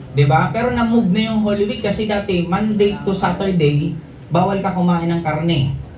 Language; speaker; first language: Filipino; non-native, local second language; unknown